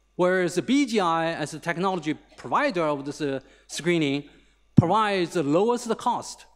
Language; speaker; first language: English; non-native, fluent; Chinese